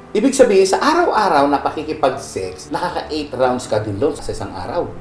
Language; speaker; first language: Filipino; native; Filipino